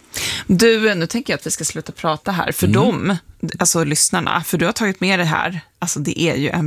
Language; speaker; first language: Swedish; native; Swedish